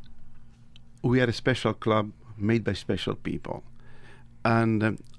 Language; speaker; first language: English; non-native, fluent; Italian